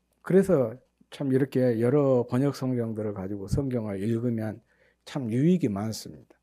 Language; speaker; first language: Korean; native; Korean